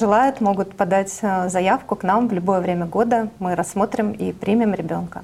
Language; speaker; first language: Russian; native; Russian